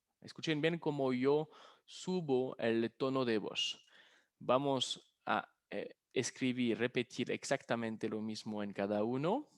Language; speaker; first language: Spanish; non-native, fluent; French